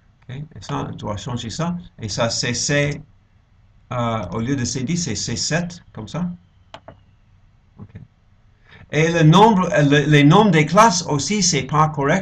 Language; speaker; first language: French; non-native, fluent; English